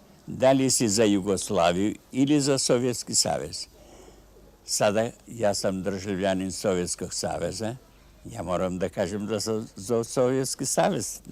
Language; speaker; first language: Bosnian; non-native, fluent; Russian